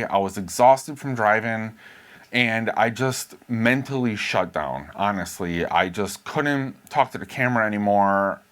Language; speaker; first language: English; native; English